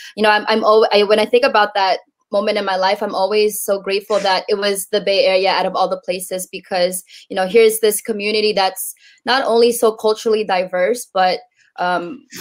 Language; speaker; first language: English; native; English